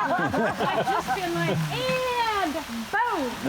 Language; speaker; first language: English; native; English